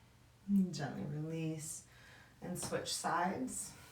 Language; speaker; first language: English; native; English